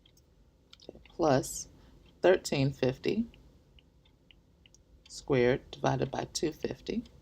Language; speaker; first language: English; native; English